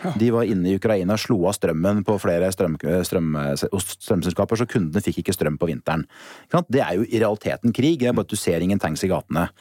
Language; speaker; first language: Norwegian; native; Norwegian